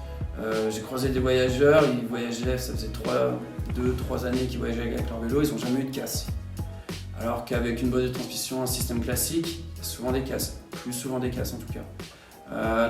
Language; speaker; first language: French; native; French